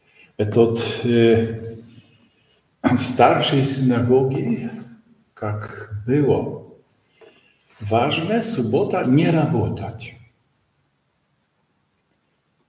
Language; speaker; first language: Russian; non-native, learner; Polish